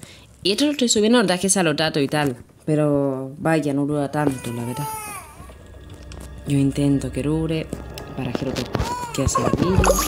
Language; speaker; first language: Spanish; native; Spanish